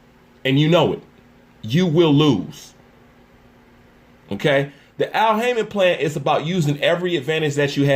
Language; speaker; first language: English; native; English